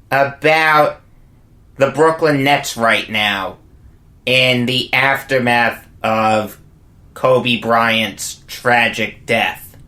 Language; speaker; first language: English; native; English